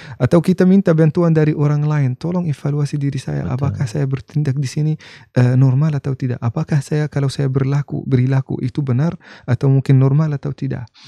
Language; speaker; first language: Indonesian; non-native, fluent; Arabic